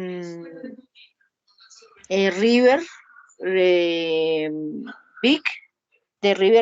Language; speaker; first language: English; non-native, learner; Spanish